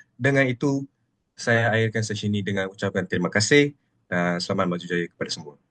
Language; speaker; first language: Malay; non-native, local second language; Telugu